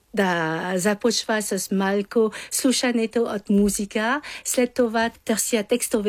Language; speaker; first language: Bulgarian; non-native, learner; French